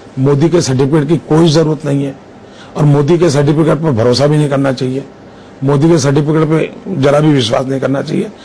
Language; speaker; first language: Hindi; non-native, local second language; Gujarati